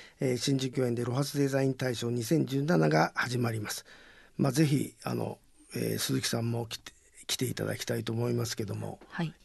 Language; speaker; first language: Japanese; native; Japanese